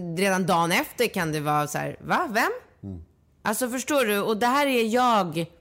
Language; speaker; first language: Swedish; native; Swedish